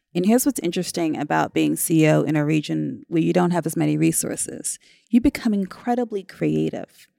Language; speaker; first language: English; native; English